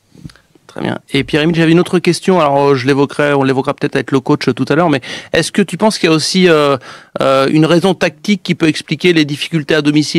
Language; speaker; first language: French; native; French